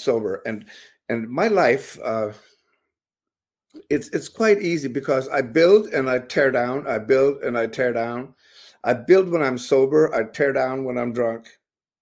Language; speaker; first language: English; non-native, fluent; Swedish